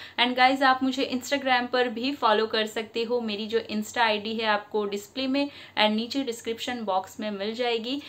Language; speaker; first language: Hindi; non-native, local second language; Bangla